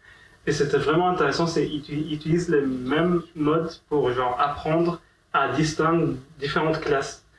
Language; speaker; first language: French; non-native, fluent; Arabic